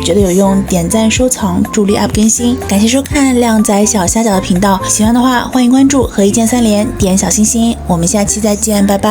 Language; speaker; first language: Chinese; native; Chinese